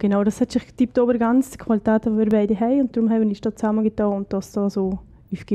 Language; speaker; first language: German; native; German